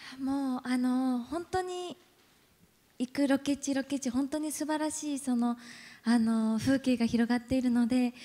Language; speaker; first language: Japanese; native; Japanese